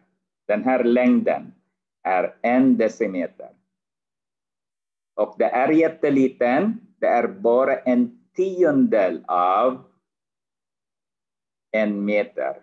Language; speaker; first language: Swedish; non-native, fluent; Arabic